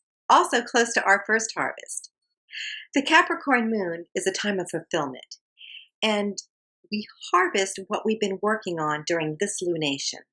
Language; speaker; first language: English; native; English